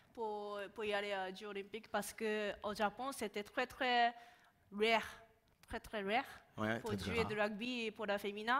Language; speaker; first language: French; non-native, learner; Japanese